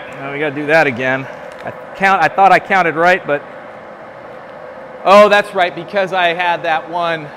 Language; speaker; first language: English; native; English